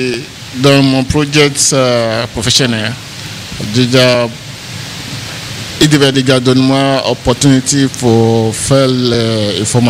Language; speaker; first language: French; non-native, learner; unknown